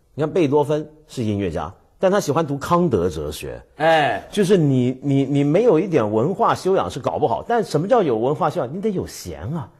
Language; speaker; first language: Chinese; native; Chinese